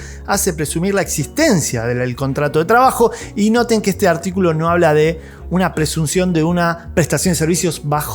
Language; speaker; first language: Spanish; native; Spanish